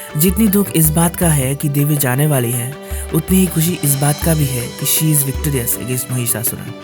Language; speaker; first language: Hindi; non-native, local second language; Bangla